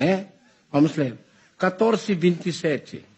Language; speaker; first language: Portuguese; non-native, learner; Filipino